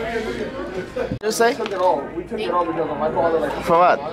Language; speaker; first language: English; non-native, fluent; Portuguese